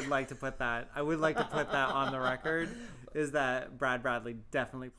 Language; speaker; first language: English; native; English